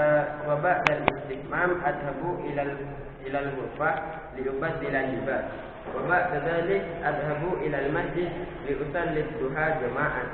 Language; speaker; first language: Arabic; non-native, learner; Indonesian